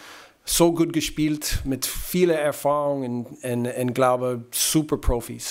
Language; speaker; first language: German; non-native, fluent; English